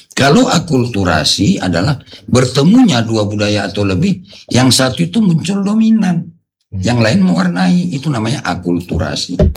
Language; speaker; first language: Indonesian; non-native, local second language; Batak Toba